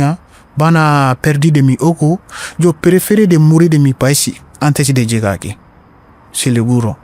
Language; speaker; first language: Spanish; non-native, learner; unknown